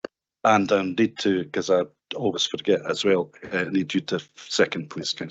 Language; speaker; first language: English; native; English